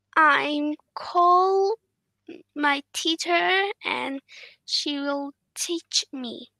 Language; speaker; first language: English; non-native, learner; Vietnamese